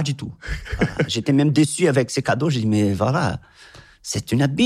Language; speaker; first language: French; non-native, fluent; Portuguese